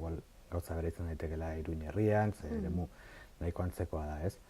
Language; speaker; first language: Basque; non-native, local second language; Spanish